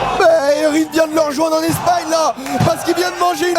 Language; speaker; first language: French; native; French